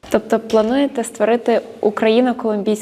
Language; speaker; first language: Ukrainian; native; Ukrainian